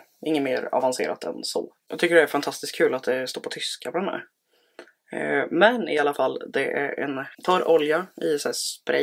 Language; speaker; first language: Swedish; native; Swedish